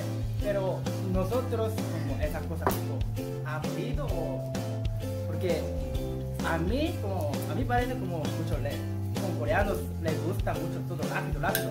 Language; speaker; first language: Spanish; non-native, learner; Korean